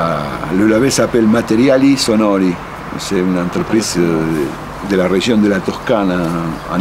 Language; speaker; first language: French; non-native, fluent; Spanish